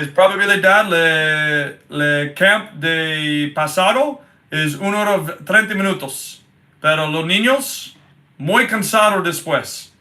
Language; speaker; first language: Spanish; non-native, learner; English